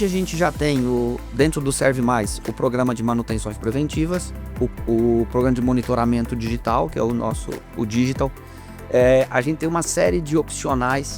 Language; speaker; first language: Portuguese; native; Portuguese